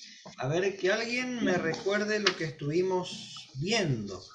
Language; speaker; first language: Spanish; native; Spanish